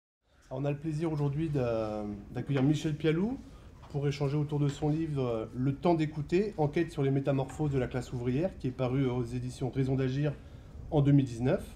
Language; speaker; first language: French; native; French